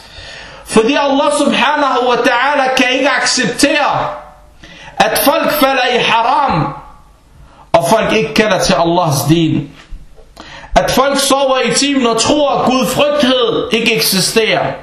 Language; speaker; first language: Danish; non-native, fluent; Arabic